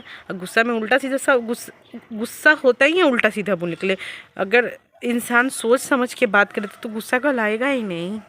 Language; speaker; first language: Hindi; native; Hindi